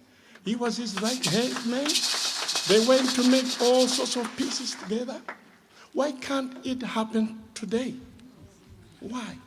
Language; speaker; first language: English; non-native, local second language; Shona